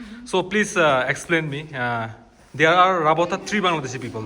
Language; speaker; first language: English; non-native, local second language; Bangla